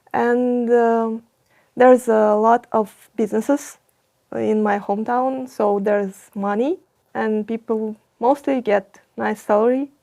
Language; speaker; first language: English; non-native, fluent; Russian